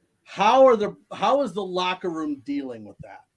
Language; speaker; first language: English; native; English